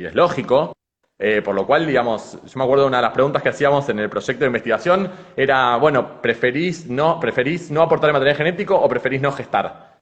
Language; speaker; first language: Spanish; native; Spanish